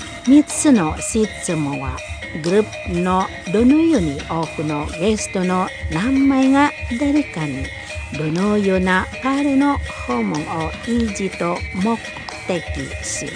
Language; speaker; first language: Japanese; non-native, learner; Indonesian